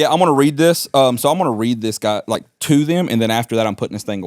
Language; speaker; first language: English; native; English